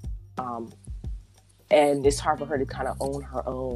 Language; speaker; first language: English; native; English